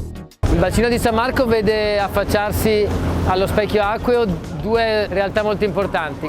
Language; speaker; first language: Italian; native; Italian